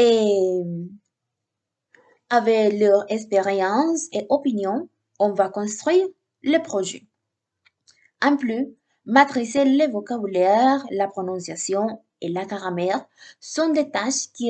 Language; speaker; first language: French; non-native, learner; Spanish